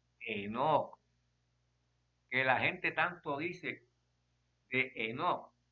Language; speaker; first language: Spanish; native; Spanish